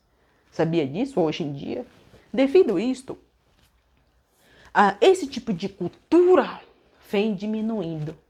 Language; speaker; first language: Portuguese; non-native, local second language; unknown